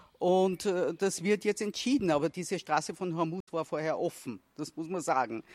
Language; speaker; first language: German; native; German